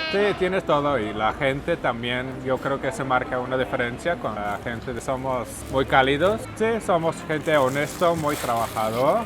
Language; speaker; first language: Spanish; non-native, fluent; English